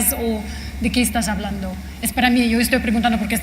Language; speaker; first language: Spanish; non-native, fluent; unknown